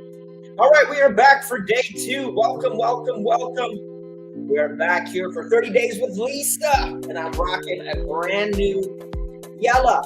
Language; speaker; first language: English; native; English